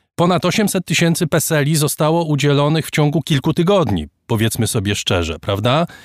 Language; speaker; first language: Polish; native; Polish